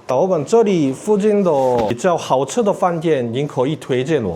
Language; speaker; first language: Chinese; non-native, learner; Korean